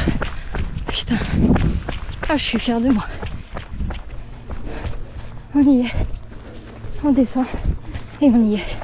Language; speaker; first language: French; native; French